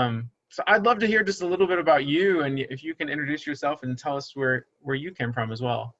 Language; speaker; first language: English; native; English